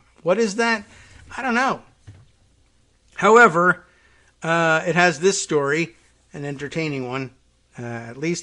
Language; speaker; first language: English; native; English